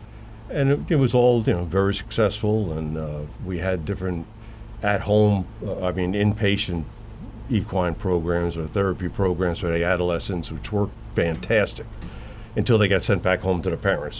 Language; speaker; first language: English; native; English